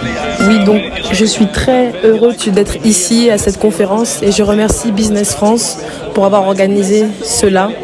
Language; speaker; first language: French; non-native, fluent; Arabic